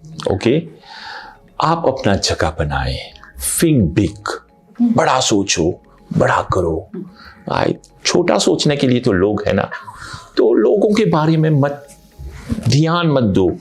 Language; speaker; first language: Hindi; non-native, fluent; Morisyen